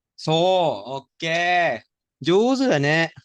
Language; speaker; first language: Japanese; non-native, fluent; Indonesian